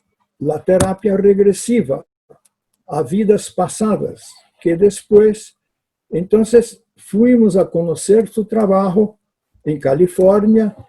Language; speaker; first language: Spanish; non-native, fluent; Portuguese